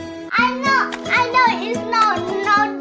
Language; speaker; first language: English; non-native, learner; Indonesian